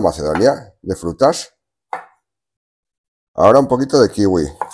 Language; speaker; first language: Spanish; native; Spanish